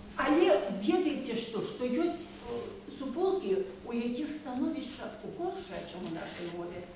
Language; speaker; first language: Belarusian; native; Belarusian